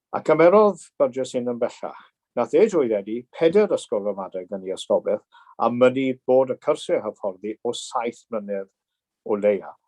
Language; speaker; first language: Welsh; native; Welsh